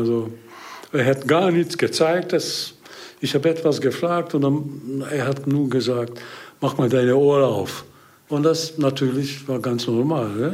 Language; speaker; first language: German; non-native, learner; Hungarian